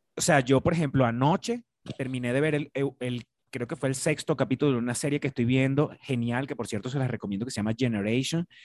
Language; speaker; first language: Spanish; native; Spanish